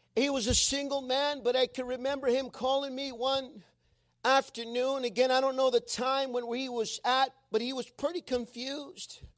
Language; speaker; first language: English; non-native, fluent; Spanish